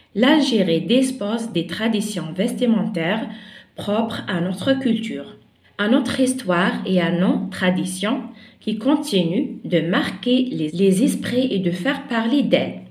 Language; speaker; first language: French; non-native, local second language; Arabic